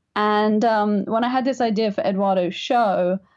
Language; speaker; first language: English; native; English